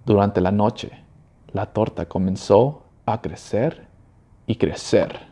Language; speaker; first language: Spanish; early bilingual, heritage; Spanish